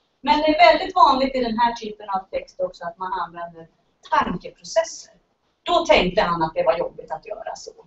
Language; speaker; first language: Swedish; native; Swedish